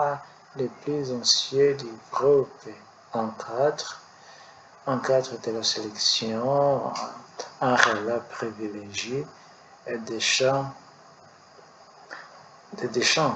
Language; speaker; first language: French; non-native, learner; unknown